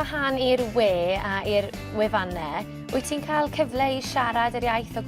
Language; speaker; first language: Welsh; native; Welsh